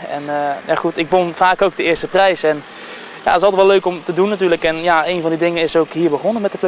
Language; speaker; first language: Dutch; native; Dutch